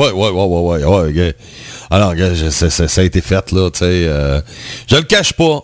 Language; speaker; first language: French; native; French